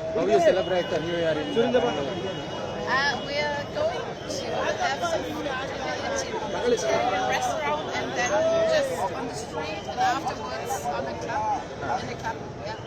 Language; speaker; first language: English; non-native, learner; German